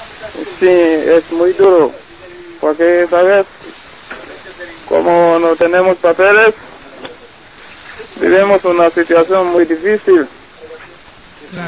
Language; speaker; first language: Spanish; non-native, learner; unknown